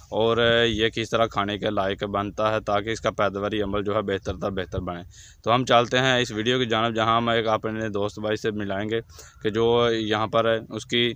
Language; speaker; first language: Urdu; non-native, local second language; Punjabi